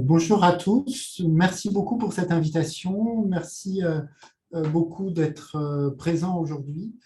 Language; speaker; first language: French; native; French